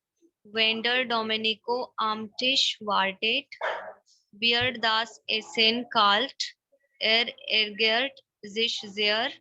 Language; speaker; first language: German; non-native, learner; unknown